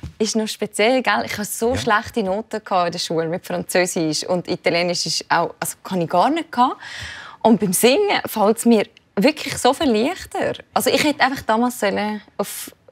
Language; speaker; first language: German; native; German